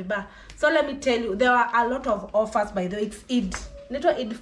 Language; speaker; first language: English; non-native, local second language; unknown